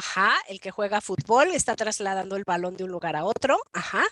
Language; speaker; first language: Spanish; native; Spanish